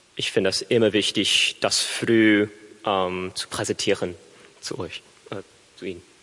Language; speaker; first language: German; non-native, learner; English